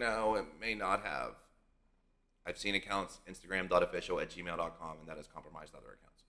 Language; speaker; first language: English; native; English